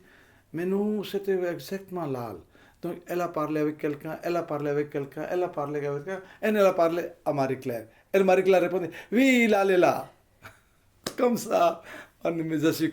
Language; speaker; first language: French; non-native, fluent; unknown